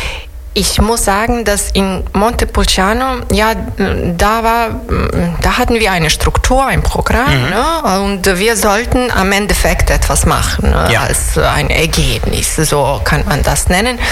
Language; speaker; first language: German; non-native, fluent; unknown